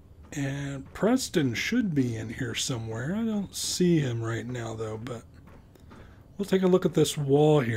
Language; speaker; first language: English; native; English